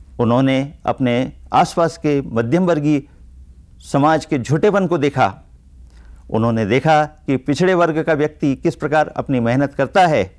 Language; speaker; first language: Hindi; native; Hindi